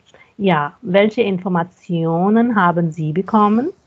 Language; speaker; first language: German; non-native, fluent; Hindi